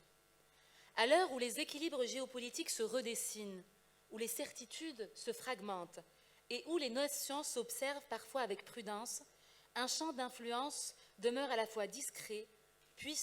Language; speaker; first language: French; non-native, local second language; Arabic